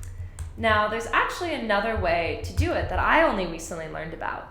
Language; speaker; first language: English; native; English